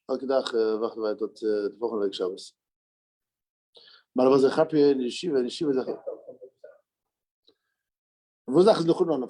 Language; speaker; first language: Dutch; non-native, learner; English